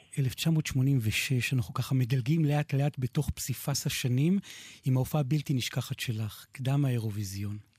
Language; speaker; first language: Hebrew; native; Hebrew